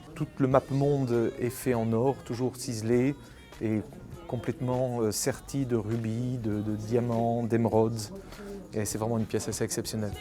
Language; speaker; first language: French; native; French